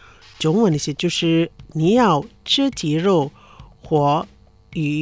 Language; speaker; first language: Chinese; non-native, fluent; Indonesian